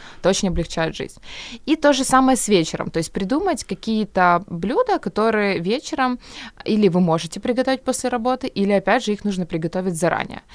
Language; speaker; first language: Russian; native; Russian